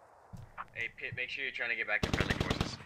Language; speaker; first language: English; native; English